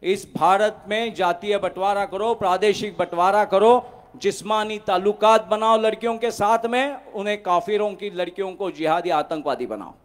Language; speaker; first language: Hindi; non-native, local second language; Marathi